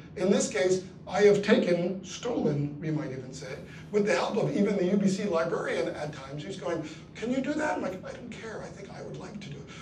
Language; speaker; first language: English; native; English